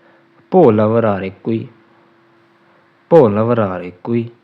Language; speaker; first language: Italian; non-native, learner; Urdu